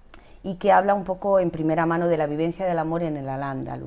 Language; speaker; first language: Spanish; native; Spanish